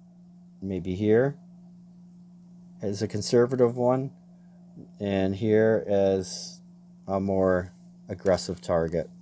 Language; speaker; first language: English; native; English